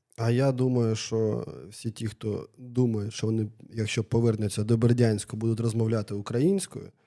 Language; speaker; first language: Ukrainian; non-native, local second language; Russian